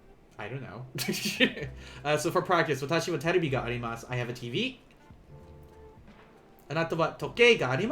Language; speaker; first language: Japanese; non-native, learner; English